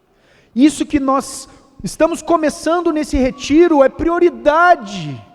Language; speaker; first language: Portuguese; native; Portuguese